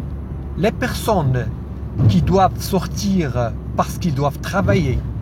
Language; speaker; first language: French; non-native, fluent; Arabic